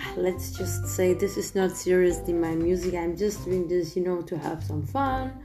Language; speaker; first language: English; non-native, fluent; German